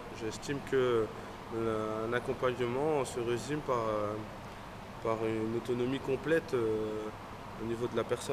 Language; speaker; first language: French; native; French